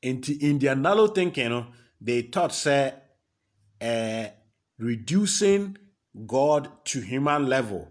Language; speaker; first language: English; non-native, local second language; Akan